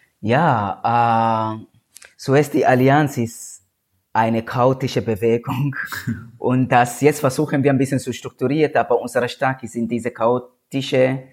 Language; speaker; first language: German; non-native, learner; Swahili